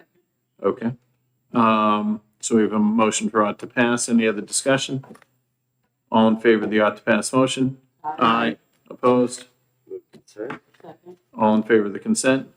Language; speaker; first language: English; native; English